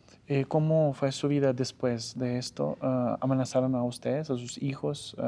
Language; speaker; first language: Spanish; non-native, fluent; Ukrainian